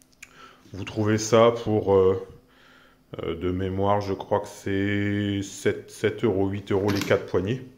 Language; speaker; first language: French; native; French